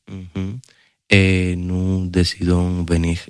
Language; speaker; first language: French; non-native, learner; Spanish